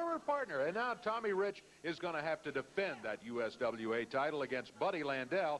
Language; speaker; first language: English; native; English